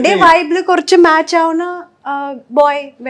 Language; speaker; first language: Malayalam; early bilingual, heritage; Malayalam